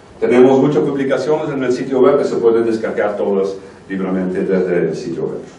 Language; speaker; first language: Spanish; non-native, fluent; Dutch